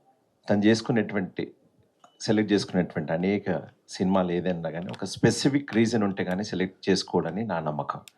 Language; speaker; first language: Telugu; native; Telugu